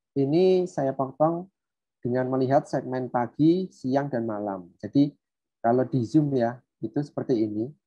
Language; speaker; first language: Indonesian; native; Indonesian